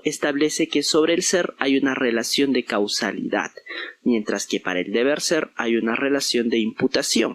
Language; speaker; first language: Spanish; native; Spanish